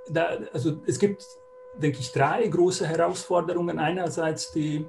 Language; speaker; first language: German; non-native, fluent; Hungarian